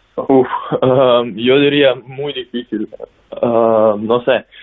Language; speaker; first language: Spanish; non-native, fluent; Slovenian